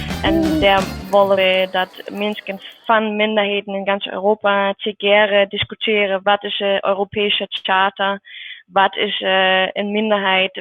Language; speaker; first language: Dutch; non-native, learner; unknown